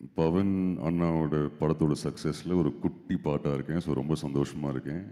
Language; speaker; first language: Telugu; non-native, learner; Tamil